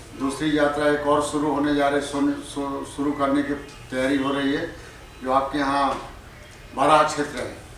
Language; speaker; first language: Hindi; native; Hindi